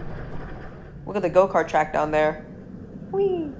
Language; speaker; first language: English; native; English